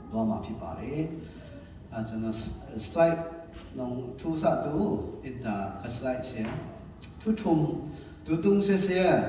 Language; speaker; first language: Burmese; non-native, local second language; Tedim Chin